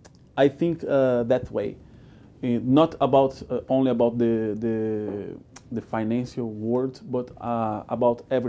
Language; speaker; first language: English; non-native, learner; Portuguese